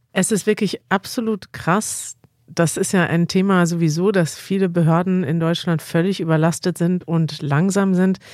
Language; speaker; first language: German; native; German